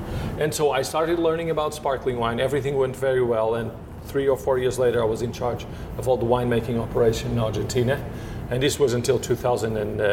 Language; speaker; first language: English; non-native, fluent; Portuguese